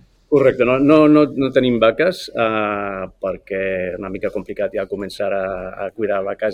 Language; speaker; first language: Catalan; non-native, fluent; English